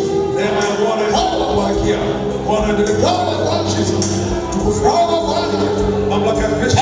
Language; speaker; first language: Swahili; native; Swahili